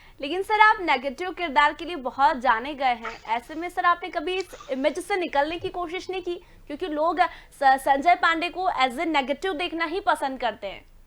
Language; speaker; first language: Hindi; native; Hindi